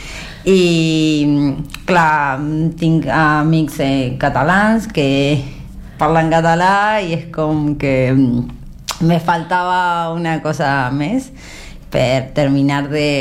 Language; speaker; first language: Catalan; non-native, learner; Spanish